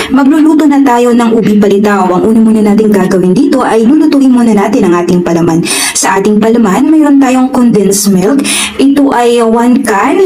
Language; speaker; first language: Filipino; non-native, local second language; Waray